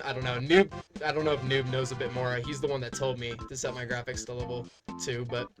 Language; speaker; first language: English; native; English